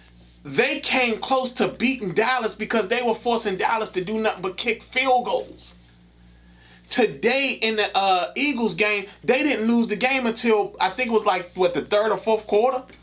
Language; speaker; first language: English; native; English